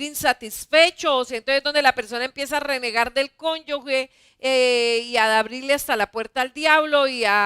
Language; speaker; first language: Spanish; native; Spanish